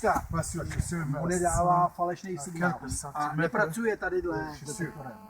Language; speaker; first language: Czech; native; Czech